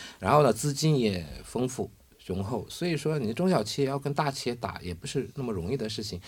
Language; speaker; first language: Chinese; non-native, fluent; Korean